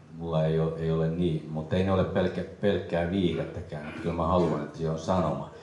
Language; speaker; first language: Finnish; native; Finnish